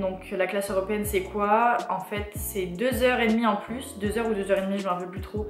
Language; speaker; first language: French; native; French